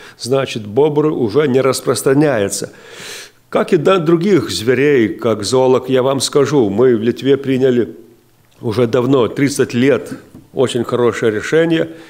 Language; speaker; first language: Russian; non-native, local second language; Lithuanian